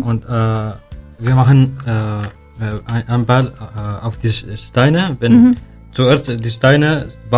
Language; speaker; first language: German; non-native, learner; Arabic